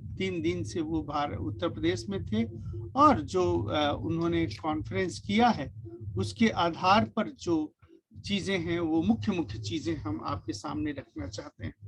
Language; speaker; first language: Hindi; native; Hindi